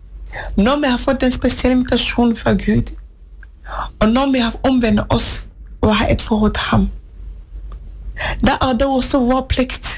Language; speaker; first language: Norwegian; non-native, fluent; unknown